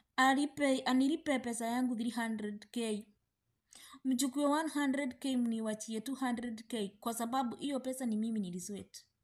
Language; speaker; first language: Swahili; native; Swahili